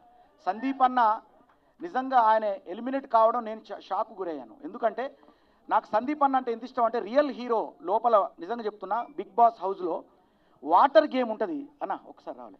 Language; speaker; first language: Telugu; native; Telugu